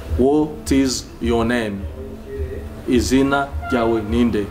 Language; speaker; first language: English; non-native, fluent; Rundi